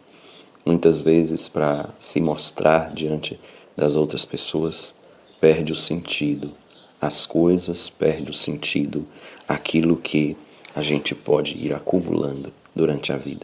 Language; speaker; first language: Portuguese; native; Portuguese